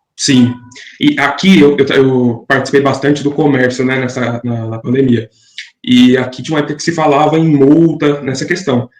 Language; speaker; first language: Portuguese; native; Portuguese